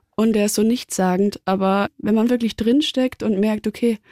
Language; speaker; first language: German; native; German